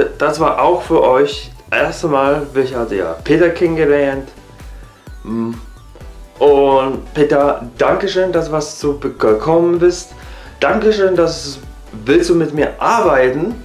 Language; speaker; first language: German; non-native, learner; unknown